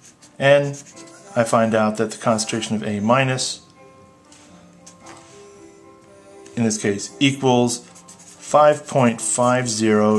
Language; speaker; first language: English; native; English